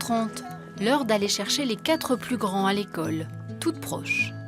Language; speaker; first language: French; native; French